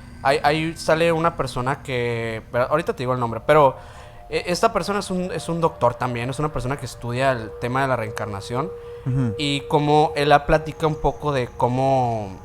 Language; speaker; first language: Spanish; native; Spanish